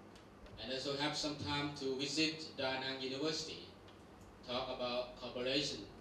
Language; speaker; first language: English; non-native, learner; Thai